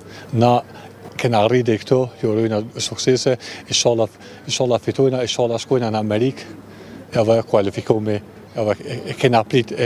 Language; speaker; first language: Albanian; native; Albanian